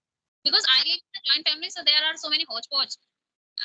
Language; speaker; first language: English; non-native, local second language; Hindi